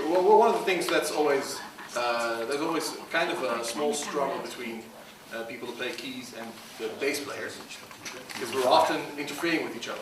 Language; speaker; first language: English; non-native, fluent; Dutch